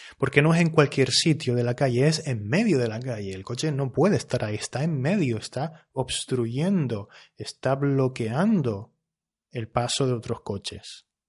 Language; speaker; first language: Spanish; native; Spanish